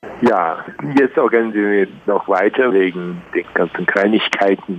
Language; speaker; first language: German; non-native, learner; Chinese